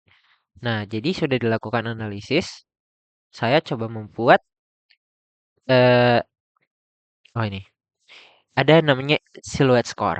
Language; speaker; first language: Indonesian; native; Indonesian